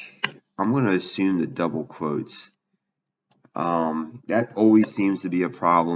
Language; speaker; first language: English; native; English